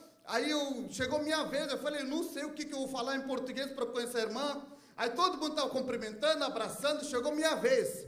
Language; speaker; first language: Portuguese; non-native, fluent; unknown